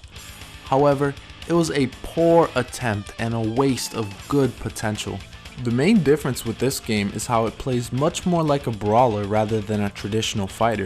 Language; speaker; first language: English; native; English